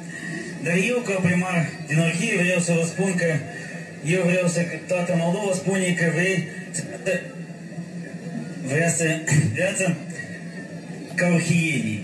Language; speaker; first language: Romanian; non-native, local second language; Russian